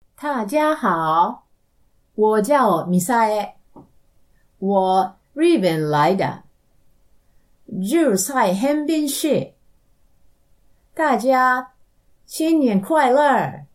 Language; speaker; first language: Chinese; non-native, learner; Japanese